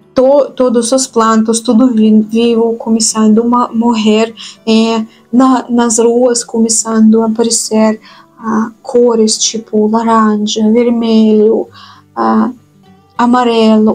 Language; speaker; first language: Portuguese; non-native, fluent; Russian